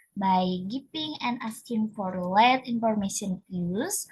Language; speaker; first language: English; non-native, learner; Indonesian